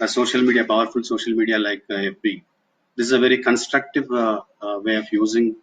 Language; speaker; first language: English; non-native, local second language; Telugu